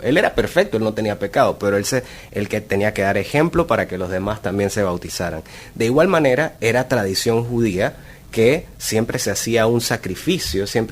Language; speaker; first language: Spanish; native; Spanish